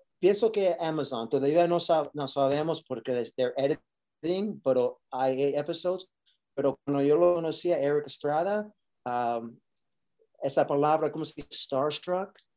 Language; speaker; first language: Spanish; early bilingual, heritage; Spanish